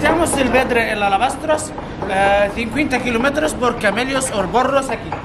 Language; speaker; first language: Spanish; non-native, learner; Arabic